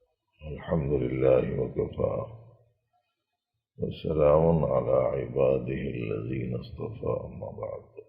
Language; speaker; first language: Urdu; native; Urdu